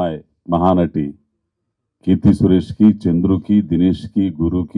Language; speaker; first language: Telugu; native; Telugu